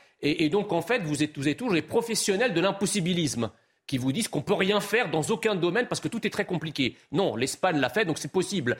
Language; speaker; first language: French; early bilingual, other home language; Arabic